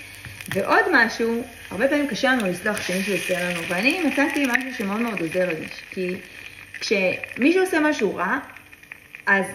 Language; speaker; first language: Hebrew; native; Hebrew